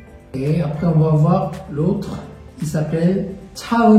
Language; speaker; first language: French; non-native, fluent; Korean